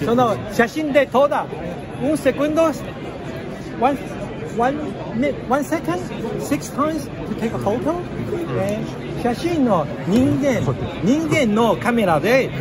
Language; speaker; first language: Japanese; non-native, learner; Chinese